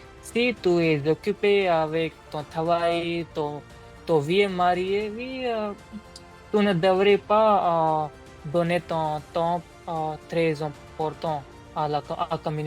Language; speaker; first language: French; non-native, learner; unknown